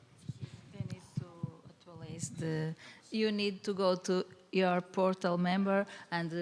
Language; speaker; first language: English; non-native, learner; Portuguese